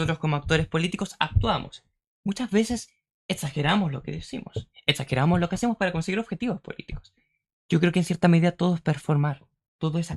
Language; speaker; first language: Spanish; native; Spanish